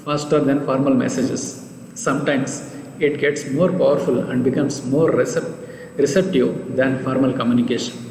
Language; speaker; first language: English; non-native, local second language; Kannada